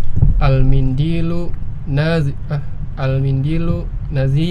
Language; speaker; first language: Arabic; non-native, learner; Indonesian